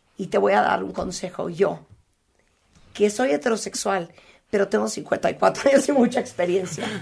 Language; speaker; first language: Spanish; native; Spanish